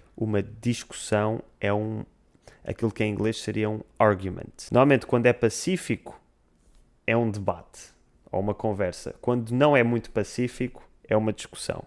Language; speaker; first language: Portuguese; native; Portuguese